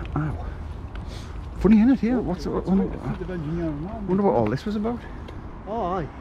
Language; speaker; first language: English; native; English